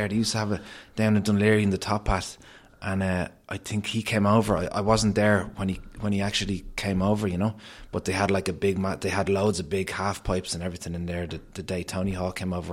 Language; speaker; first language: English; native; English